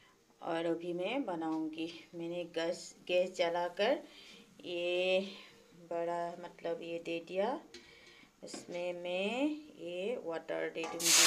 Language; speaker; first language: Hindi; non-native, local second language; Assamese